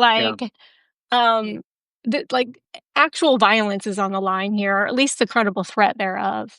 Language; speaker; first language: English; native; English